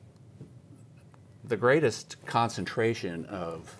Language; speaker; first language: English; native; English